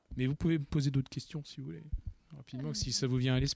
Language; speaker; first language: French; native; French